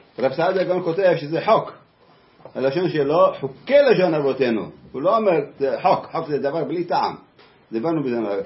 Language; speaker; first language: Hebrew; native; Hebrew